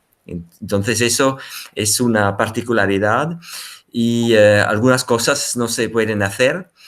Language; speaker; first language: Spanish; non-native, fluent; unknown